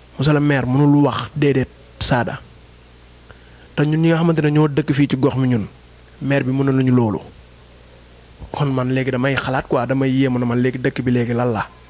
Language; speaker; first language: Wolof; native; Wolof